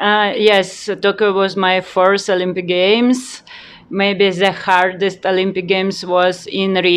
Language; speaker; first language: English; non-native, learner; Ukrainian